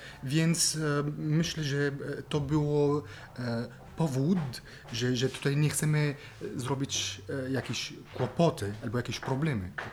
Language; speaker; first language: Polish; non-native, fluent; Arabic